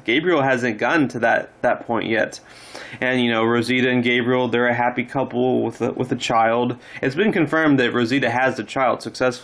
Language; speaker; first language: English; native; English